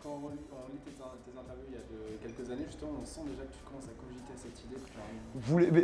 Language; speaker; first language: French; native; French